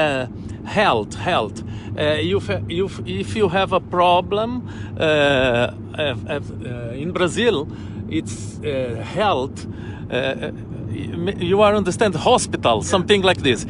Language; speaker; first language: English; non-native, learner; Portuguese